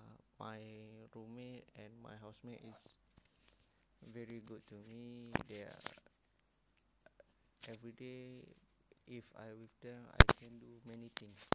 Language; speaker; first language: English; non-native, learner; Malay